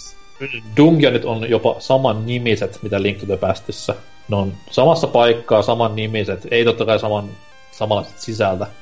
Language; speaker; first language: Finnish; native; Finnish